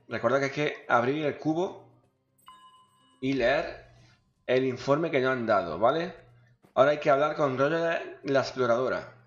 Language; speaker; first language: Spanish; native; Spanish